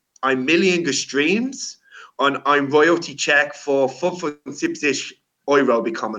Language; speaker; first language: German; non-native, learner; English